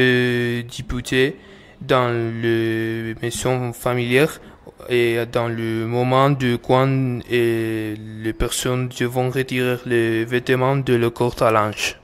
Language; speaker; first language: French; non-native, learner; Spanish